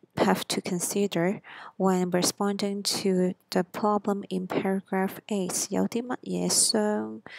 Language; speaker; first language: English; non-native, local second language; Cantonese